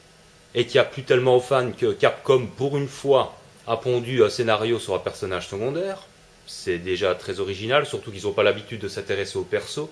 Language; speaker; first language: French; native; French